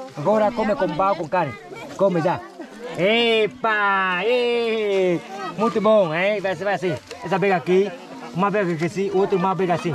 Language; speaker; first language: Portuguese; non-native, learner; Vietnamese